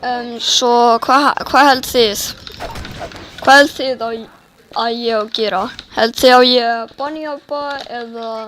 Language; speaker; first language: Icelandic; early bilingual, heritage; Swedish